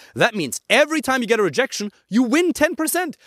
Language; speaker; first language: English; non-native, fluent; German